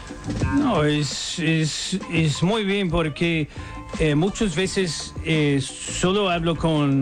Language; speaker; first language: Spanish; non-native, learner; English